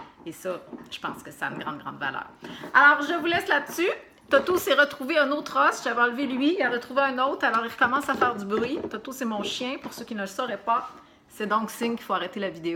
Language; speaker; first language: French; native; French